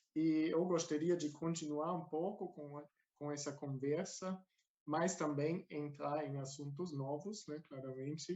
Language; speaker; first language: Portuguese; non-native, fluent; German